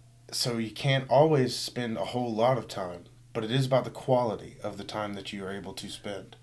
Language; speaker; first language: English; native; English